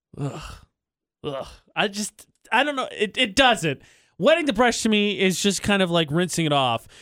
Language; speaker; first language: English; native; English